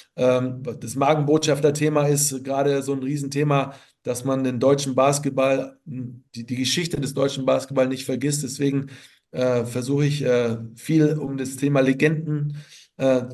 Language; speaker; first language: German; native; German